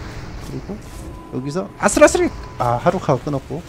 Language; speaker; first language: Korean; native; Korean